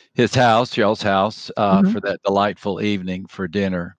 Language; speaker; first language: English; native; English